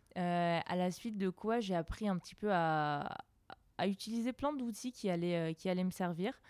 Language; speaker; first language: French; native; French